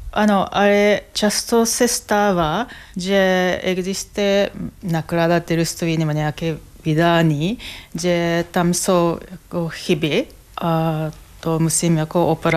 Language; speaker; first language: Czech; non-native, fluent; Japanese